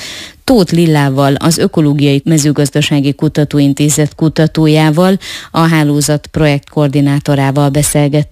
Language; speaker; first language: Hungarian; native; Hungarian